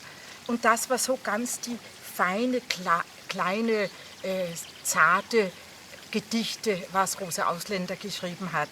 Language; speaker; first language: German; non-native, fluent; Danish